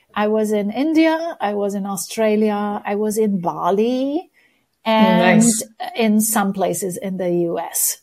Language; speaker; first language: English; non-native, fluent; Romanian